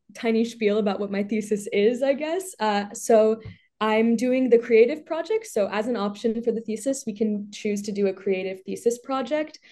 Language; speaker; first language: English; native; English